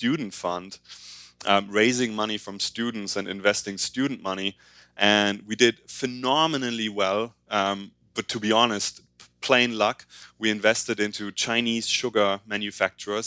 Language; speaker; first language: English; non-native, fluent; German